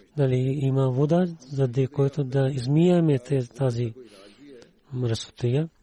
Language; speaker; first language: Bulgarian; non-native, learner; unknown